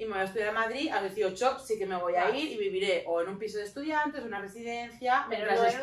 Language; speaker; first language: Spanish; native; Spanish